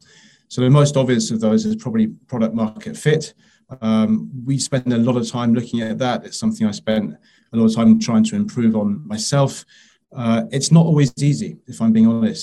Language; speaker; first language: English; native; English